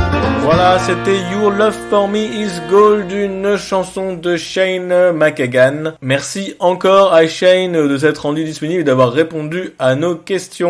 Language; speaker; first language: French; native; French